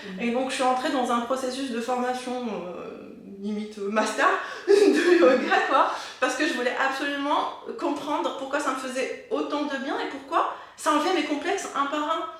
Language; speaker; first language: French; non-native, local second language; Arabic